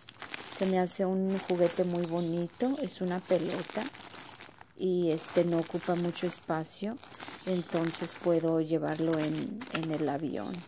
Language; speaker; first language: Spanish; early bilingual, heritage; Spanish